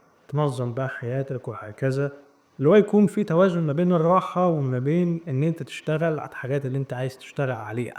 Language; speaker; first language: Arabic; native; Arabic